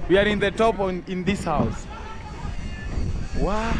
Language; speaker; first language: English; non-native, learner; Swahili